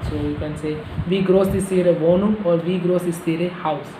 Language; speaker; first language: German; non-native, learner; Hindi